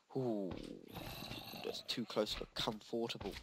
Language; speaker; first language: English; native; English